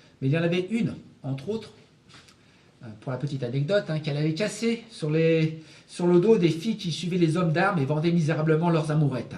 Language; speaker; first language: French; native; French